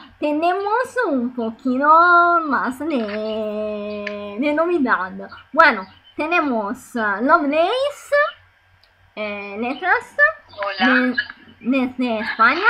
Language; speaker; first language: Spanish; non-native, fluent; Italian